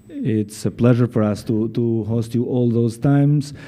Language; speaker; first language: English; non-native, fluent; Albanian